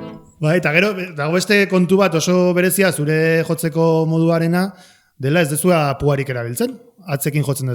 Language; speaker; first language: Basque; native; Basque